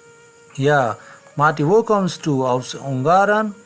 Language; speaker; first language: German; non-native, learner; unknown